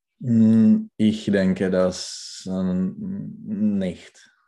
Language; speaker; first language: German; non-native, learner; Czech